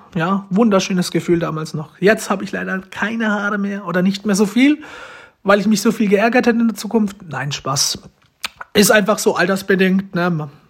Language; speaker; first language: German; early bilingual, other home language; Romanian